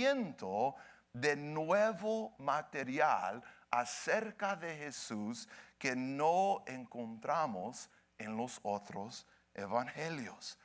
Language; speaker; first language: Spanish; early bilingual, heritage; Spanish